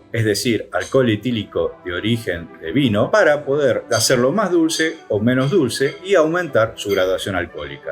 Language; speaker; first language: Spanish; native; Spanish